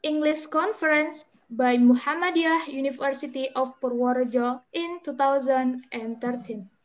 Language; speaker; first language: English; non-native, learner; Indonesian